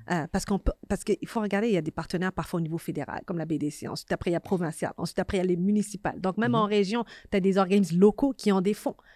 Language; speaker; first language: French; native; French